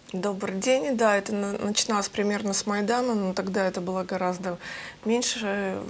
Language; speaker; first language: Russian; native; Russian